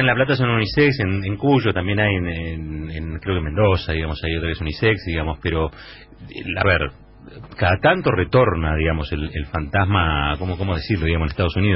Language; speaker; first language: Spanish; native; Spanish